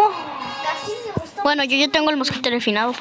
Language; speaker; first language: Spanish; native; Spanish